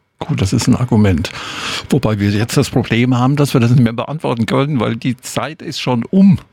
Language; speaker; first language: German; native; German